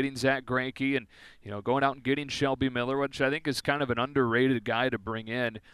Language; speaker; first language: English; native; English